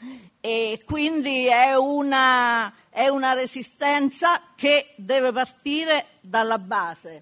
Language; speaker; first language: Italian; native; Italian